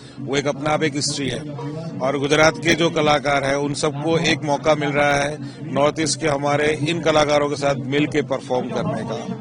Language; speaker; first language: Hindi; non-native, local second language; Gujarati